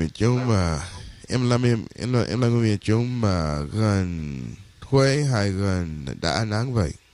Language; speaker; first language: Vietnamese; non-native, learner; English